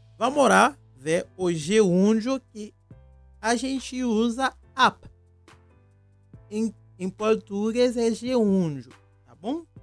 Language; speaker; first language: Portuguese; non-native, local second language; Haitian Creole